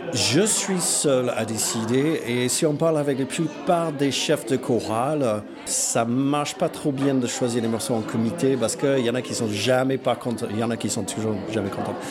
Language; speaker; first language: French; non-native, fluent; English